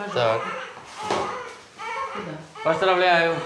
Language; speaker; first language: Russian; non-native, fluent; Dutch